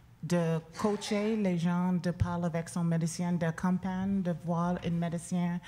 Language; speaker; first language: French; non-native, learner; English